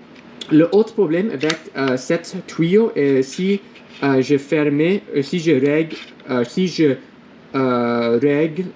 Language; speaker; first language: French; non-native, learner; English